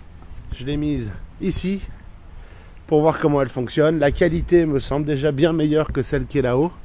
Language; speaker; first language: French; native; French